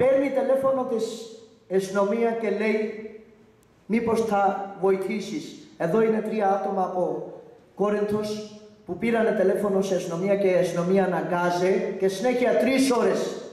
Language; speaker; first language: Greek; non-native, learner; Urdu